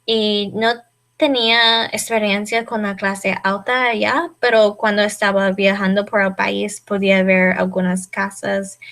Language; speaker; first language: Spanish; non-native, learner; English